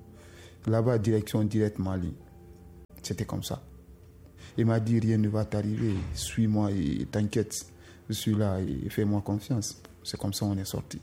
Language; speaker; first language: French; non-native, local second language; Susu